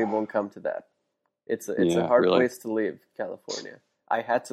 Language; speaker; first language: English; non-native, local second language; Hindi